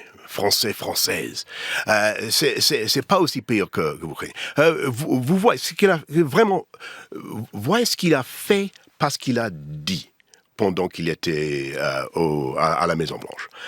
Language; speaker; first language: French; non-native, learner; English